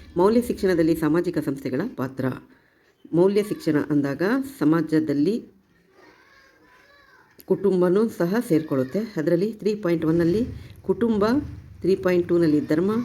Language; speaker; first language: Kannada; native; Kannada